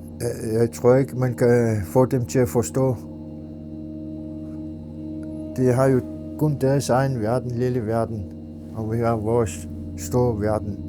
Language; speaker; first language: Danish; non-native, local second language; Kalaallisut